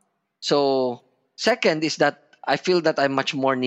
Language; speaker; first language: English; non-native, local second language; Filipino